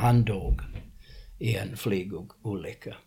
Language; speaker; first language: Swedish; non-native, fluent; English